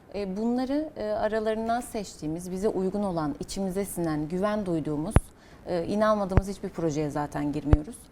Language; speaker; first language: Turkish; native; Turkish